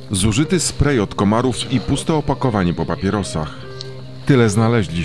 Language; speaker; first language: Polish; native; Polish